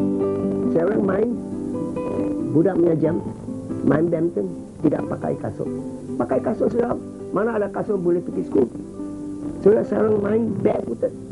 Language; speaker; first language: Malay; non-native, local second language; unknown